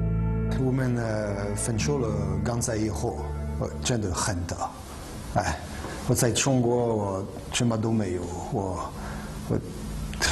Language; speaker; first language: Chinese; non-native, learner; French